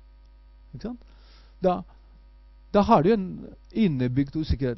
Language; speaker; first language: Norwegian; non-native, fluent; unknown